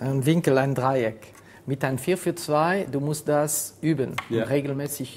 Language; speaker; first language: German; non-native, fluent; French